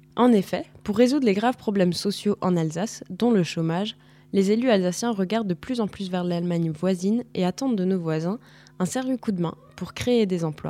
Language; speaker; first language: French; native; French